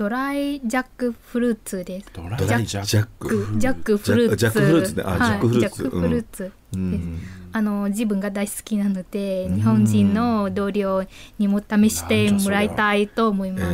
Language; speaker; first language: Japanese; non-native, fluent; Vietnamese